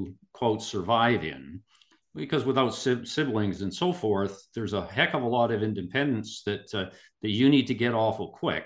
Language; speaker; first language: English; native; English